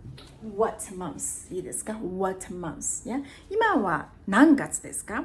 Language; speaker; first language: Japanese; non-native, fluent; Chinese